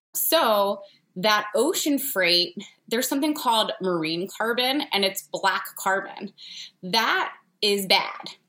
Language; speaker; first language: English; native; English